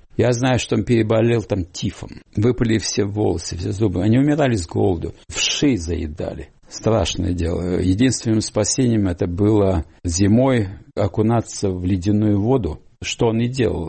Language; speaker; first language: Russian; non-native, local second language; Hungarian